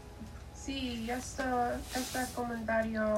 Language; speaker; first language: Spanish; non-native, learner; English